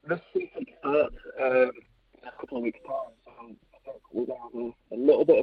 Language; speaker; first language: English; native; English